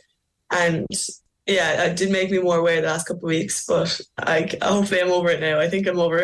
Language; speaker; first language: English; native; English